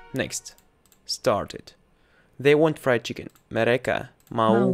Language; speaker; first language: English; non-native, learner; Russian